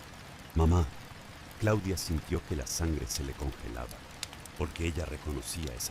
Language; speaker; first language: Spanish; native; Spanish